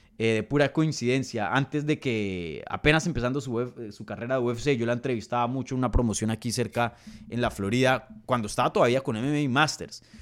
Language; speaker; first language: Spanish; native; Spanish